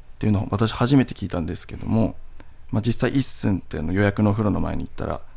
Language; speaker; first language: Japanese; native; Japanese